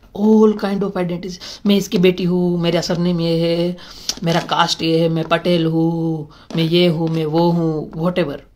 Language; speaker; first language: Hindi; non-native, local second language; Gujarati